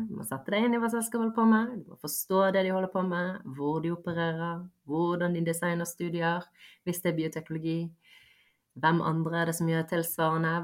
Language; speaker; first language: Norwegian; early bilingual, other home language; Bosnian